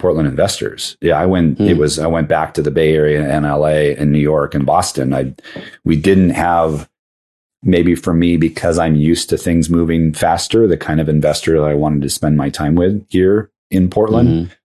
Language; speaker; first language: English; native; English